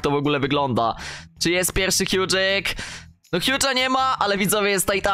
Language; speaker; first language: Polish; native; Polish